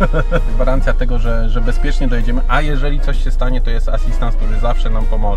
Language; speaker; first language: Polish; native; Polish